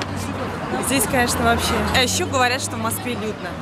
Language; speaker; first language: Russian; native; Russian